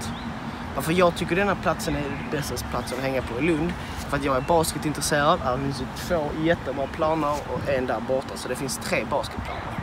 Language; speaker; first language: Swedish; native; Swedish